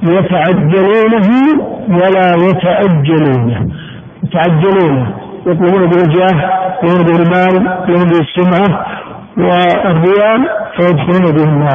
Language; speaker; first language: Arabic; native; Arabic